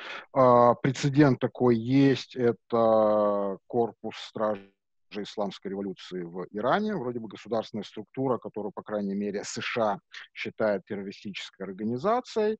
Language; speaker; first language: Russian; native; Russian